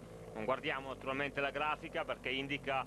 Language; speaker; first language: Italian; native; Italian